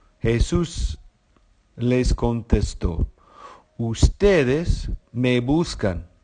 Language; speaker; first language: Spanish; non-native, fluent; English